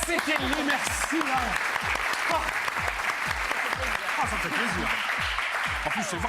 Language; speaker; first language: French; native; French